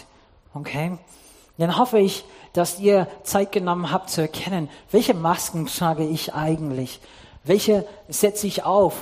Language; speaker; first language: German; non-native, fluent; English